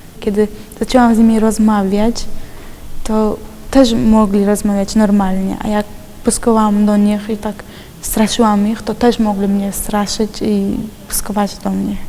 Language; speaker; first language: Polish; non-native, fluent; Chechen